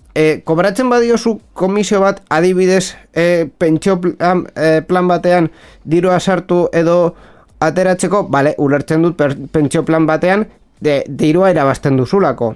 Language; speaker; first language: Basque; non-native, local second language; Spanish